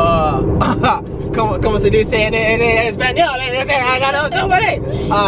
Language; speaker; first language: Spanish; non-native, learner; English